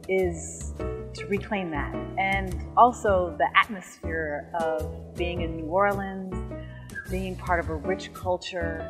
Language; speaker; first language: English; native; English